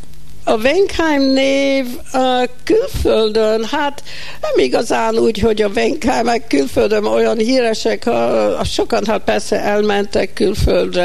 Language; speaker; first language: Hungarian; early bilingual, heritage; Hungarian